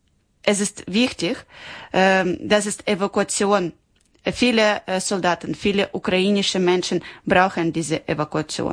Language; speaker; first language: German; non-native, learner; Ukrainian